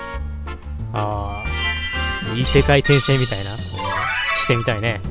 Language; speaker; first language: Japanese; native; Japanese